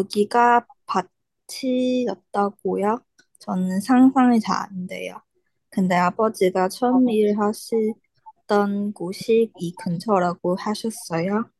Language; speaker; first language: Korean; non-native, learner; Chinese